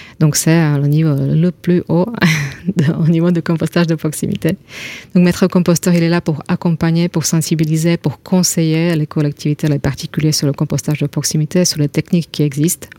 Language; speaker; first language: French; non-native, fluent; Slovak